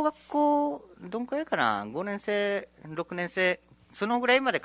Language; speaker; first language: Japanese; native; Japanese